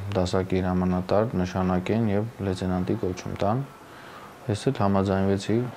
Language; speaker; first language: Armenian; native; Armenian